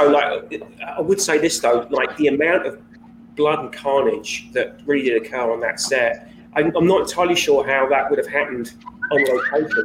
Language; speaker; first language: English; native; English